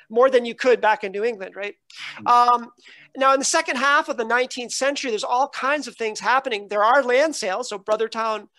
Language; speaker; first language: English; native; English